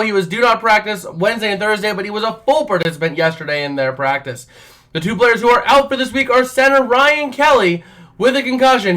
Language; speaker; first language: English; native; English